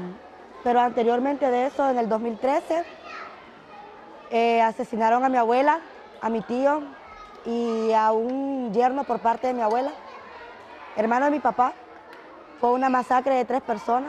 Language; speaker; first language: Spanish; native; Spanish